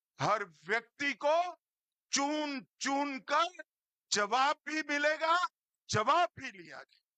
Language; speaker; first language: Hindi; non-native, local second language; Gujarati